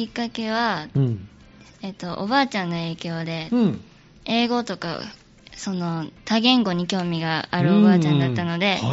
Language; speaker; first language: Japanese; native; Japanese